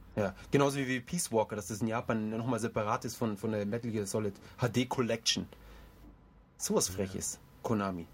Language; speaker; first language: German; early bilingual, other home language; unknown